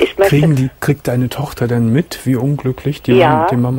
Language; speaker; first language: German; native; German